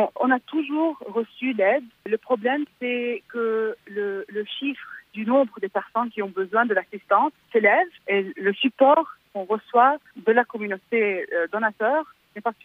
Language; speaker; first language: French; non-native, fluent; Arabic